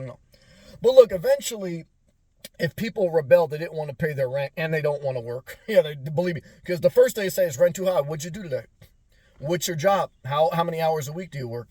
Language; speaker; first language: English; native; English